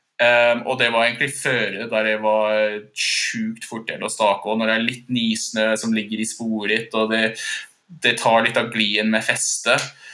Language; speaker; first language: Norwegian; non-native, fluent; English